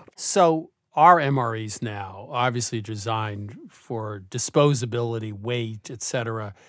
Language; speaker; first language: English; native; English